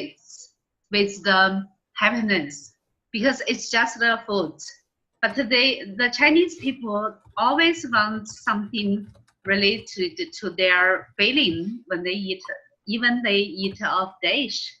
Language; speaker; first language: English; non-native, learner; Chinese